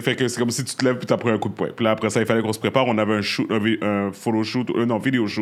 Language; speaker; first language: French; native; French